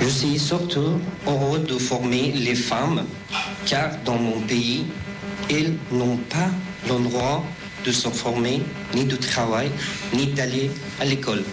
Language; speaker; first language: French; non-native, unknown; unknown